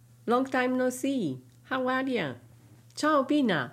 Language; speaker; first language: English; non-native, fluent; Italian